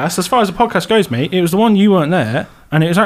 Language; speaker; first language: English; native; English